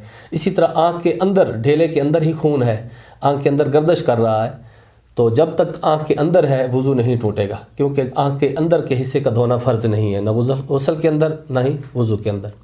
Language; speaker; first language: Urdu; native; Urdu